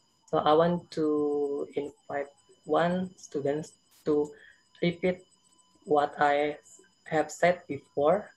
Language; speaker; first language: English; non-native, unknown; Indonesian